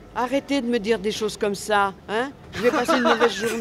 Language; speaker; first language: French; native; French